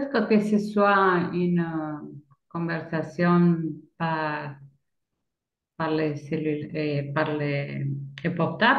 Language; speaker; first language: French; non-native, learner; Spanish